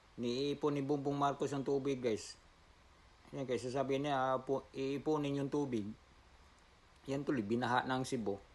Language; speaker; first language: Filipino; non-native, local second language; Cebuano